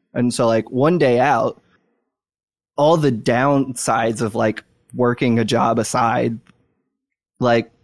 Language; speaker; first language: English; native; English